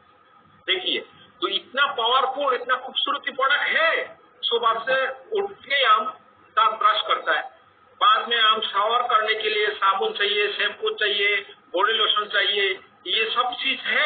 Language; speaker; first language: Hindi; non-native, fluent; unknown